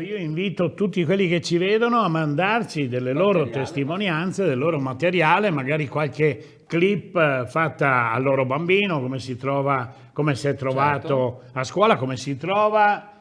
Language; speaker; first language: Italian; native; Italian